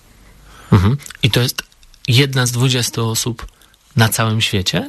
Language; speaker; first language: Polish; native; Polish